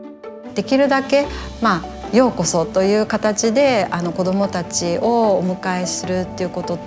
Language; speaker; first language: Japanese; native; Japanese